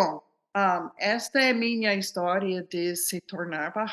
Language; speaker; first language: Portuguese; non-native, fluent; English